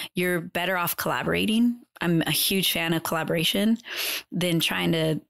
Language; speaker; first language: English; native; English